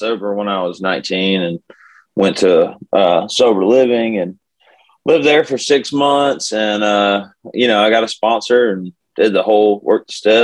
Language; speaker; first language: English; native; English